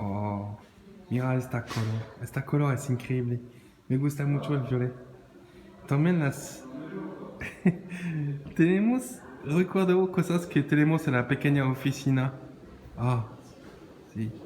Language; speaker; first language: Spanish; non-native, learner; French